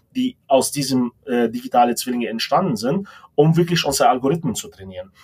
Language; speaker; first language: German; non-native, fluent; Arabic